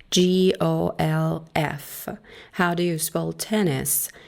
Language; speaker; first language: English; non-native, fluent; Persian